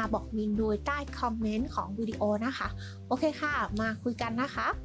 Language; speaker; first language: Thai; non-native, fluent; Vietnamese